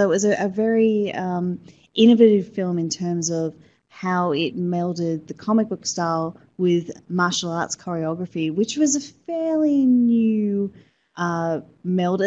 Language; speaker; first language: English; native; English